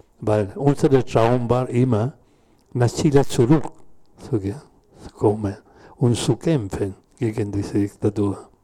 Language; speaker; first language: German; non-native, learner; Spanish